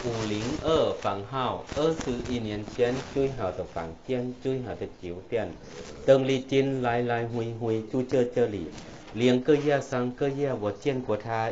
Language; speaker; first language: Chinese; non-native, learner; Thai